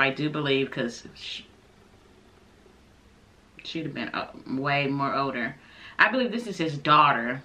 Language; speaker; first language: English; native; English